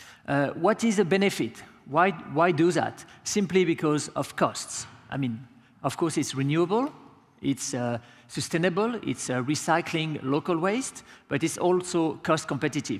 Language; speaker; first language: English; non-native, fluent; French